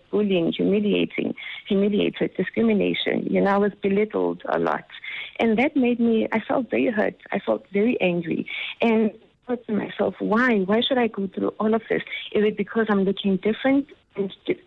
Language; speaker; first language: English; non-native, local second language; Xhosa